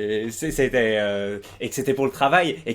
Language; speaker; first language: French; native; French